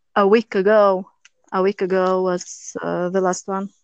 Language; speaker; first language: English; non-native, learner; Albanian